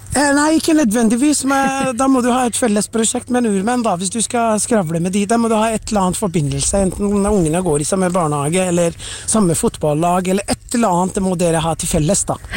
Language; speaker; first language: Norwegian; non-native, fluent; Somali